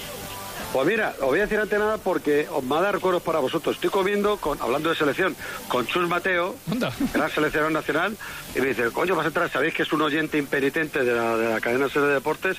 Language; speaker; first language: Spanish; native; Spanish